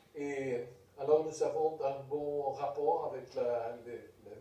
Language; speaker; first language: French; non-native, fluent; Spanish